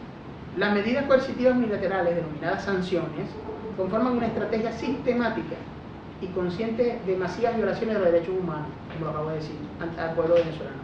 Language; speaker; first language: Spanish; native; Spanish